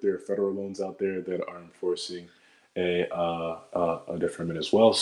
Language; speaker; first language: English; native; English